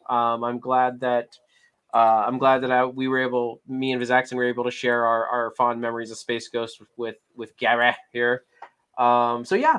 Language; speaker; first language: English; native; English